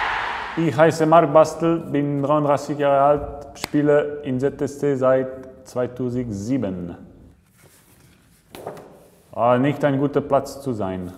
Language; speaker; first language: German; non-native, local second language; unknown